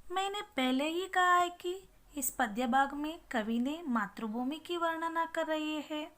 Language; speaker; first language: Hindi; non-native, local second language; Kannada